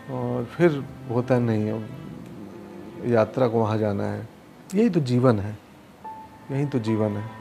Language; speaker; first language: Hindi; native; Hindi